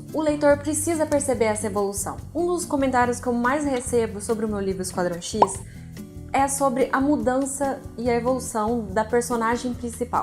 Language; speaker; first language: Portuguese; native; Portuguese